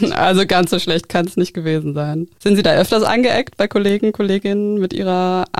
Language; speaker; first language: German; native; German